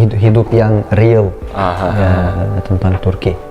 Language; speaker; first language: Indonesian; non-native, learner; Turkish